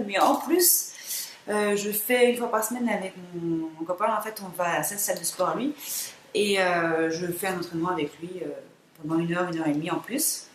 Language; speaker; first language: French; native; French